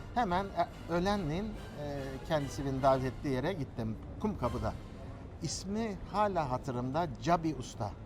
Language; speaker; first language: Turkish; native; Turkish